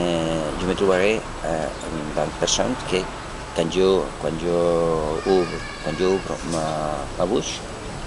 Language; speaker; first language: French; non-native, learner; Spanish